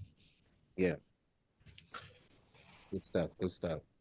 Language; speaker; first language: English; native; English